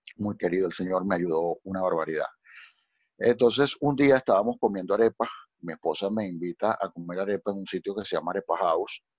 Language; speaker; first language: Spanish; native; Spanish